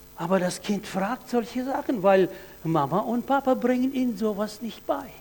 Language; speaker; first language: German; non-native, fluent; Russian